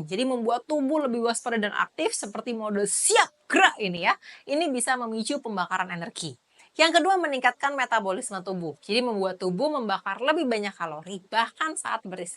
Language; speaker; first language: Indonesian; native; Indonesian